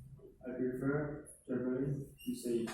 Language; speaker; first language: English; non-native, learner; Indonesian